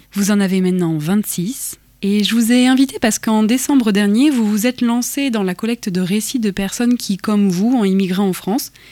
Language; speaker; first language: French; native; French